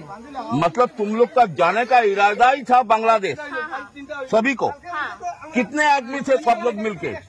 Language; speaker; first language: Hindi; non-native, local second language; Bangla